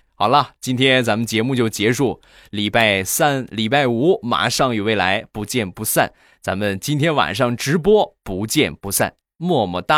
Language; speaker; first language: Chinese; native; Chinese